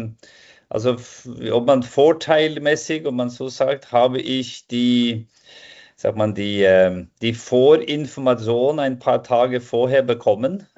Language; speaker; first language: German; non-native, fluent; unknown